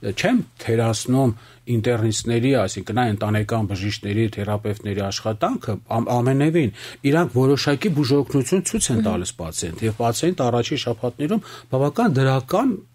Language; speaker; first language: Armenian; native; Armenian